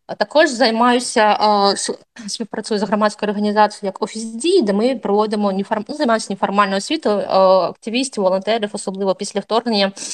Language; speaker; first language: Ukrainian; non-native, fluent; Russian